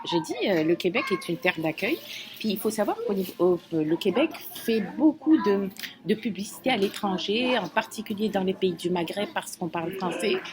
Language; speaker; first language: French; non-native, local second language; Kabyle